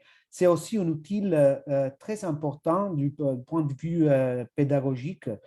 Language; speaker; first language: French; non-native, fluent; Italian